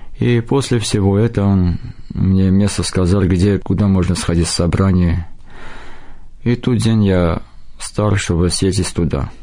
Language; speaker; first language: Russian; non-native, local second language; Armenian